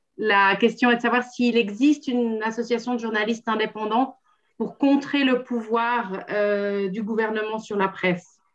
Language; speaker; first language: Spanish; non-native, fluent; French